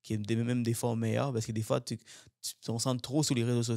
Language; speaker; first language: French; native; French